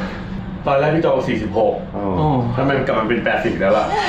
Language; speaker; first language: Thai; native; Thai